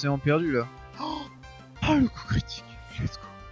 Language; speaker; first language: French; native; French